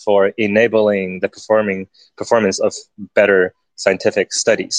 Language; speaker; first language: English; early bilingual, other home language; Chinese